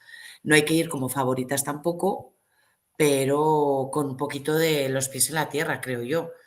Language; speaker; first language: Spanish; native; Spanish